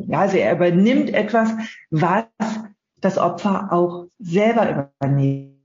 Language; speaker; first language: German; native; German